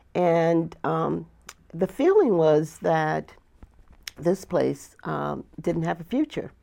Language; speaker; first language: English; native; English